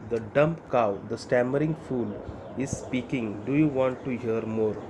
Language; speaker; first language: English; non-native, local second language; Marathi